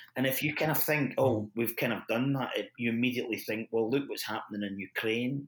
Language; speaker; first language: English; native; English